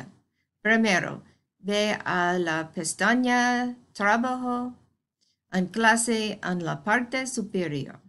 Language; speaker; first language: Spanish; non-native, fluent; English